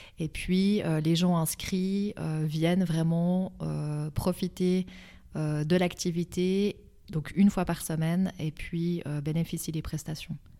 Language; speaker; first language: French; native; French